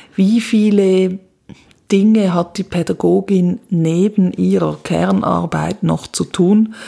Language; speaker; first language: German; native; German